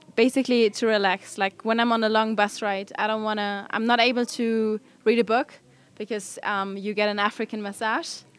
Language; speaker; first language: English; non-native, fluent; German